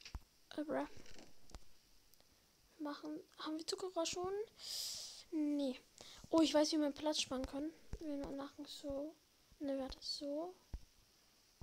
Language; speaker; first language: German; native; German